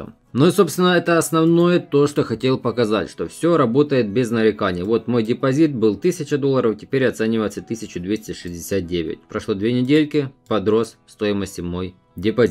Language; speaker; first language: Russian; native; Russian